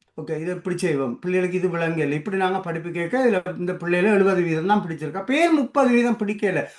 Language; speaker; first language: Tamil; native; Tamil